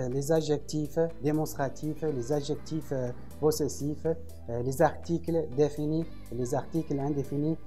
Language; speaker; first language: French; non-native, fluent; Arabic